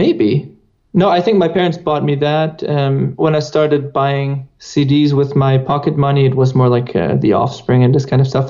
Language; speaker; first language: English; non-native, fluent; Dutch